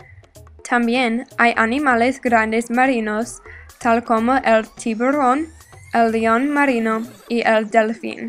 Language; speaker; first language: Spanish; non-native, learner; English